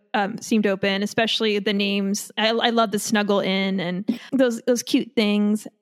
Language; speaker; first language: English; native; English